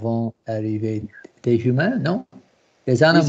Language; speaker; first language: French; non-native, learner; English